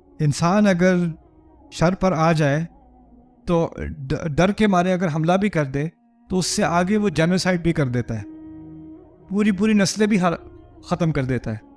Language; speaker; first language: Urdu; early bilingual, heritage; Urdu